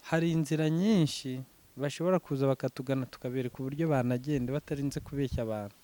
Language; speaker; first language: Kinyarwanda; early bilingual, heritage; Kinyarwanda